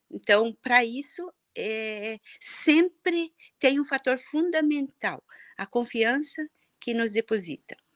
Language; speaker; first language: Portuguese; early bilingual, heritage; Portuguese